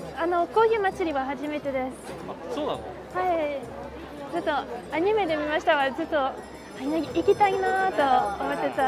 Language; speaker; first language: Japanese; non-native, fluent; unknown